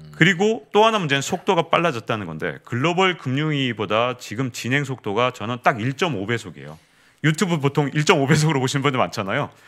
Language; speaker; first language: Korean; native; Korean